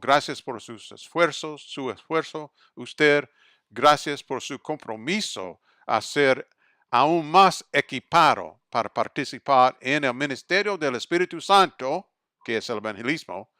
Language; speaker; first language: Spanish; non-native, fluent; English